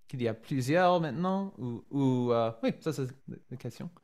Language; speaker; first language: French; non-native, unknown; English